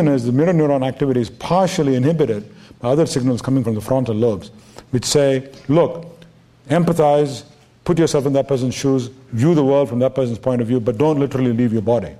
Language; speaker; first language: English; non-native, local second language; Tamil